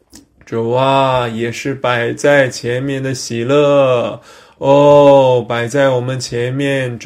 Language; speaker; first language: Chinese; native; Chinese